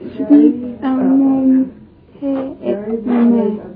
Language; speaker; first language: French; non-native, learner; English